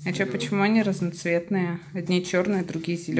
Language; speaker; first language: Russian; native; Russian